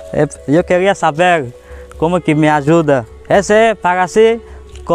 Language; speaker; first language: Portuguese; non-native, learner; Bangla